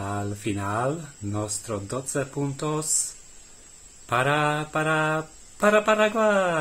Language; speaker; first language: Spanish; non-native, learner; Polish